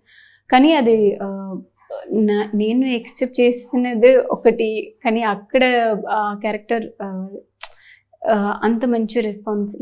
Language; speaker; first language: Telugu; non-native, learner; Tamil